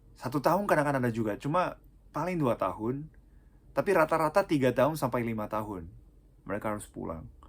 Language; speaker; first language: Indonesian; non-native, fluent; Japanese